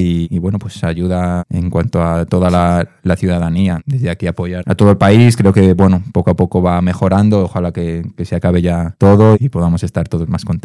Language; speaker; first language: Spanish; native; Spanish